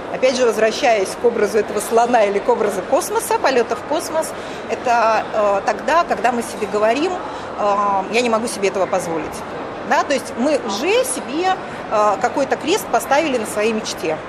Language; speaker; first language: Russian; native; Russian